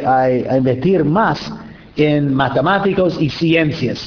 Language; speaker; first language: Spanish; non-native, fluent; English